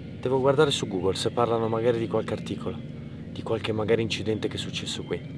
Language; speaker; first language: Italian; native; Italian